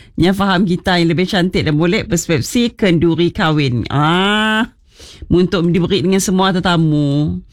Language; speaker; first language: Malay; native; Malay